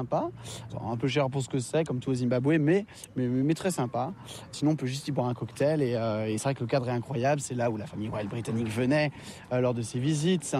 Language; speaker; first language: French; native; French